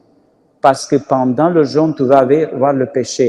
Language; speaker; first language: French; non-native, learner; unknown